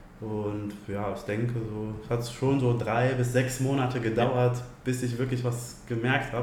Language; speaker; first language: German; native; German